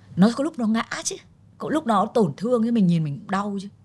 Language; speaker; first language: Vietnamese; native; Vietnamese